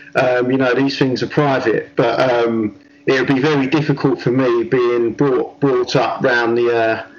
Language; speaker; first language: English; native; English